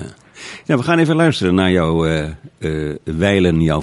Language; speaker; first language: Dutch; native; Dutch